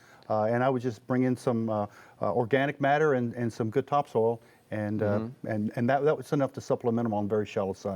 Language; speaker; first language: English; native; English